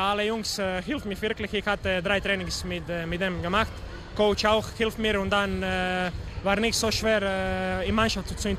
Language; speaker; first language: German; non-native, learner; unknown